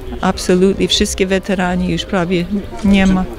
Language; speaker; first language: Polish; early bilingual, heritage; Polish